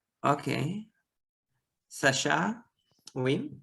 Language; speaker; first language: French; non-native, fluent; Russian